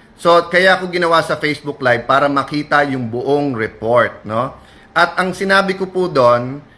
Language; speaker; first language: Filipino; native; Filipino